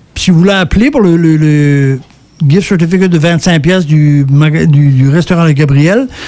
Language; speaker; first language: French; early bilingual, heritage; French